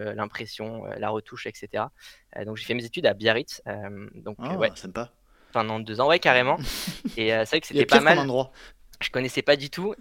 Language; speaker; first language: French; native; French